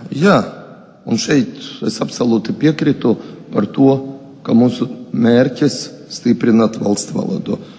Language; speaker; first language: Latvian; non-native, local second language; Russian